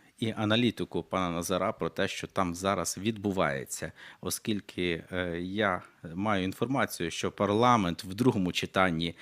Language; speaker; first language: Ukrainian; native; Ukrainian